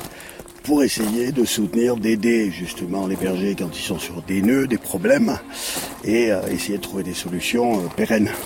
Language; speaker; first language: French; native; French